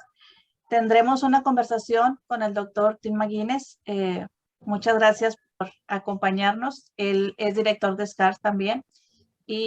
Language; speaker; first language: Spanish; native; Spanish